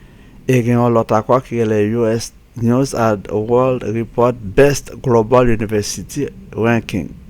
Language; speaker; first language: French; non-native, local second language; Haitian Creole